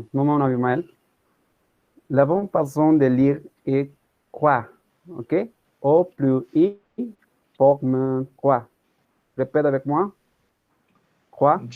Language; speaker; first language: French; non-native, learner; Spanish